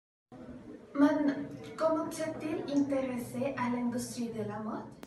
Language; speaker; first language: French; non-native, learner; Spanish